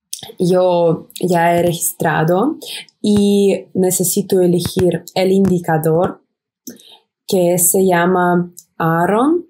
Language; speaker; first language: Spanish; non-native, fluent; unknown